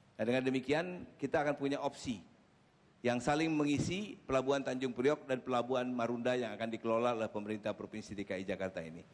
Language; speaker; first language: Indonesian; native; Indonesian